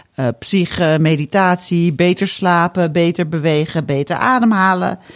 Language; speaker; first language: Dutch; early bilingual, other home language; Indonesian